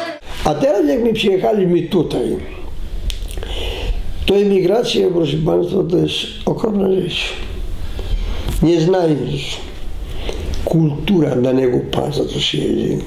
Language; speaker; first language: Polish; non-native, fluent; Greek